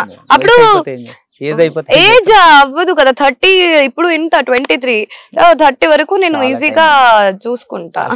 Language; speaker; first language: Telugu; non-native, local second language; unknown